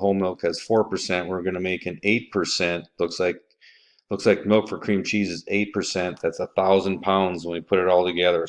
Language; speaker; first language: English; native; English